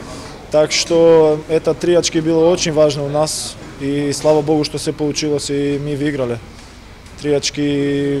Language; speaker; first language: Russian; non-native, learner; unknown